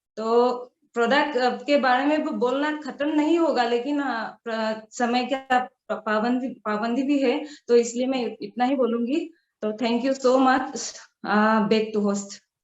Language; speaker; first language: Hindi; non-native, local second language; Assamese